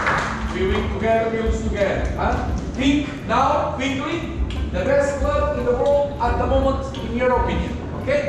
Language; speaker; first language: English; non-native, learner; Portuguese